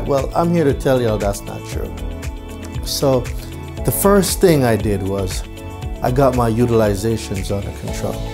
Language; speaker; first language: English; native; English